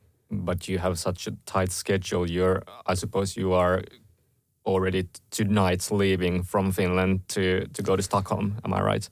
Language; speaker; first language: English; non-native, fluent; Finnish